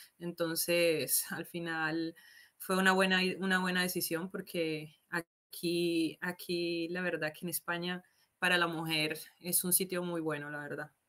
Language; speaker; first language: Spanish; native; Spanish